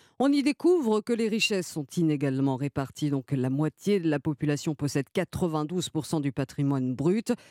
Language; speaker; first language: French; native; French